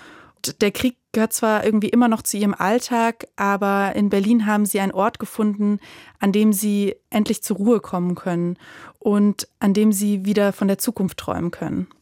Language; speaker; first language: German; native; German